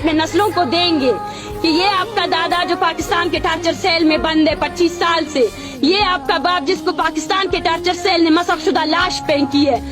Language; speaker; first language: Urdu; non-native, local second language; Baluchi